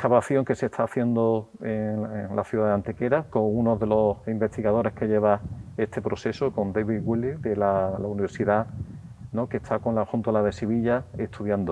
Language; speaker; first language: Spanish; native; Spanish